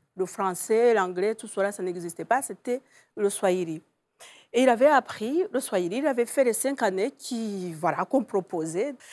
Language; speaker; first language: French; non-native, local second language; Kinyarwanda